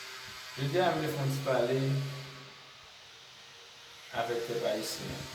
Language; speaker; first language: French; non-native, learner; Haitian Creole